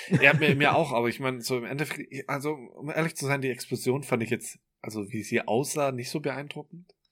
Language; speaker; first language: German; native; German